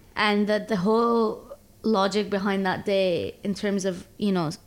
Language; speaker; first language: English; early bilingual, other home language; Arabic